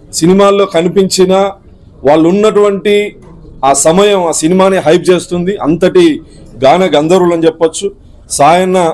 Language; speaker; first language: Telugu; native; Telugu